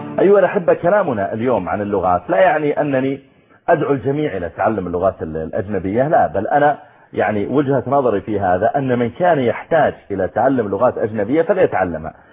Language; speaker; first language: Arabic; native; Arabic